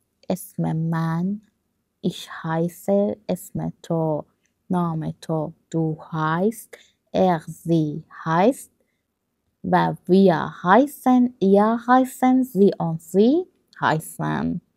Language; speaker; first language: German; non-native, learner; Persian